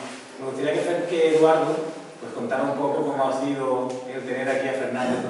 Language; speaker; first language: Spanish; native; Spanish